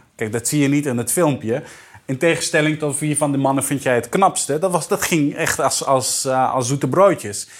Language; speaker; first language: Dutch; early bilingual, other home language; Arabic